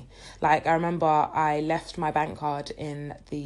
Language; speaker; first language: English; native; English